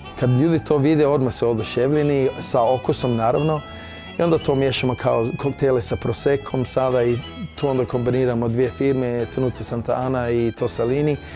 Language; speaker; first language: Croatian; early bilingual, heritage; Croatian